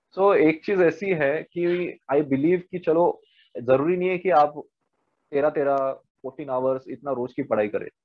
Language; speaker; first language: Hindi; non-native, local second language; Marathi